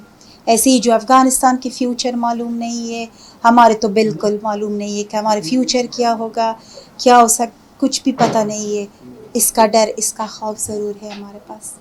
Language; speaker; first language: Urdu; non-native, fluent; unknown